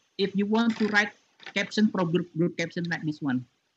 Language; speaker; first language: English; non-native, fluent; Indonesian